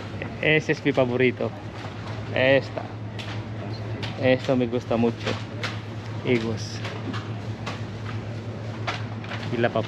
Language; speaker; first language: Spanish; non-native, learner; Filipino